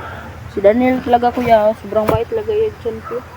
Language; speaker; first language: Filipino; non-native, local second language; Cebuano